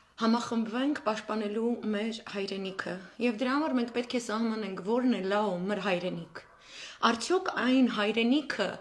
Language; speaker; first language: Armenian; native; Armenian